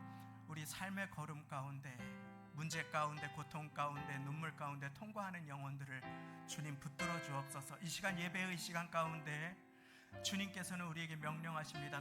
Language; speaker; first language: Korean; native; Korean